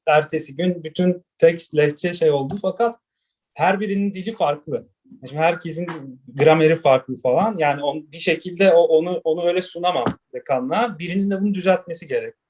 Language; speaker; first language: Turkish; native; Turkish